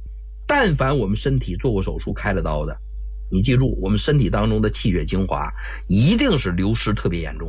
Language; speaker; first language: Chinese; native; Chinese